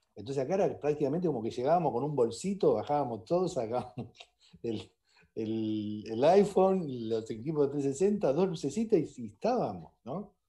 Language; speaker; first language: Spanish; native; Spanish